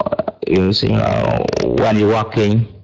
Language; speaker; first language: English; non-native, learner; Vietnamese